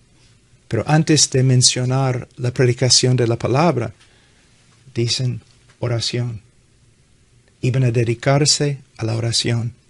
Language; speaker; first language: Spanish; non-native, fluent; English